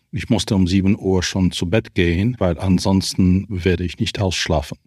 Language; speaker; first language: German; non-native, fluent; Ukrainian